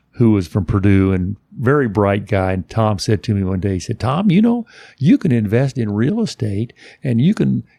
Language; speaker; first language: English; native; English